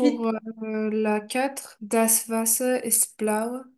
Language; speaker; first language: German; non-native, learner; French